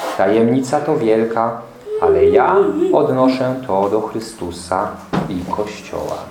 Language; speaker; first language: Polish; non-native, fluent; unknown